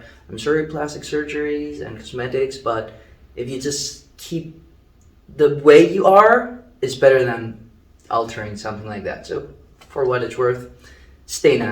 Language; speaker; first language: English; non-native, fluent; Greek